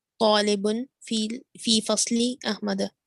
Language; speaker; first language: Arabic; non-native, learner; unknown